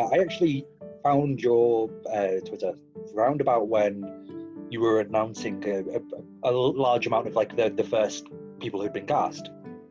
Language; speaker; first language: English; native; English